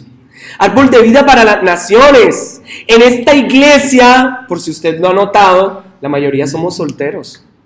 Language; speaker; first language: Spanish; native; Spanish